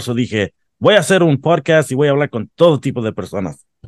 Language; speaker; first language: Spanish; early bilingual, heritage; Spanish